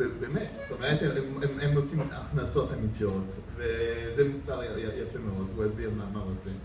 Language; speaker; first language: Hebrew; non-native, fluent; French